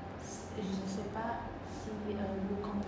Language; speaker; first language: French; non-native, learner; Khmer